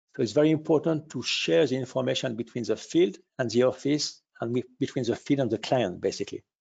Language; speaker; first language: English; non-native, fluent; French